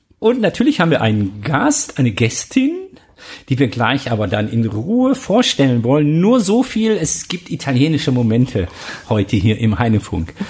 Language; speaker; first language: German; native; German